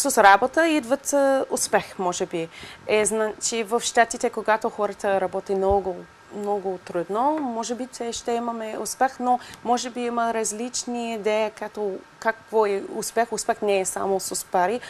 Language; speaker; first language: Bulgarian; non-native, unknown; English